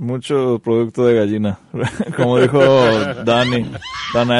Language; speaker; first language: Spanish; native; Spanish